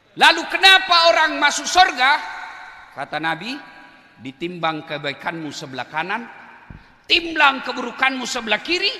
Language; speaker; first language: Indonesian; non-native, local second language; Buginese